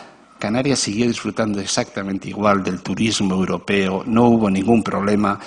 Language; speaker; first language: Spanish; native; Spanish